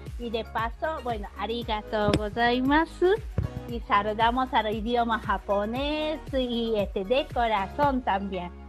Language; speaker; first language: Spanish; non-native, fluent; Japanese